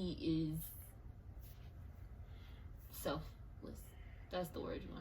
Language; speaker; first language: English; native; English